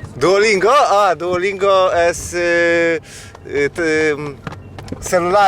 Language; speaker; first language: Spanish; non-native, learner; Polish